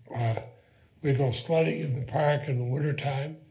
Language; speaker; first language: English; native; English